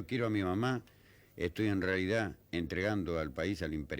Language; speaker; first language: Spanish; native; Spanish